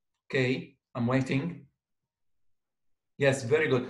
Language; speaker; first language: English; non-native, fluent; Arabic